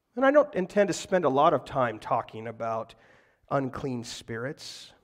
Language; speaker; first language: English; native; English